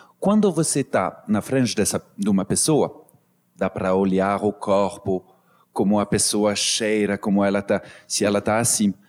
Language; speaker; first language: Portuguese; non-native, fluent; French